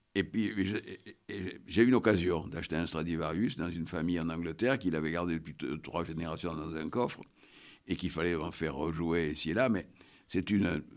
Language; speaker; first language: French; native; French